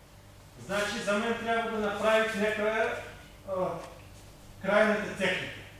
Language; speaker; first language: Bulgarian; non-native, learner; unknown